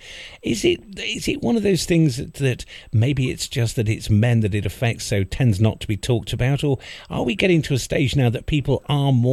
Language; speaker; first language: English; native; English